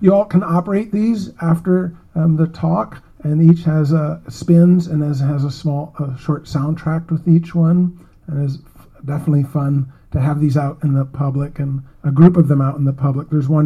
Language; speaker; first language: English; native; English